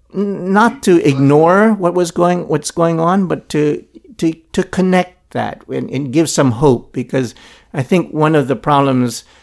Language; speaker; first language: English; non-native, local second language; Filipino